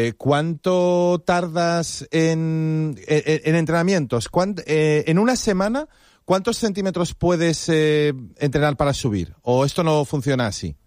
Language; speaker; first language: Spanish; native; Spanish